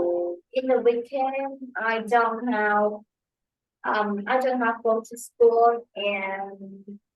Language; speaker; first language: English; non-native, learner; Vietnamese